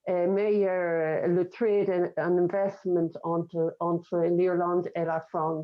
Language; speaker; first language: French; non-native, fluent; English